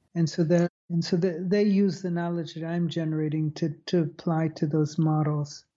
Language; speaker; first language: English; native; English